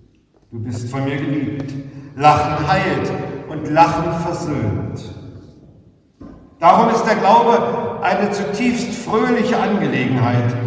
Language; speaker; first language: German; native; German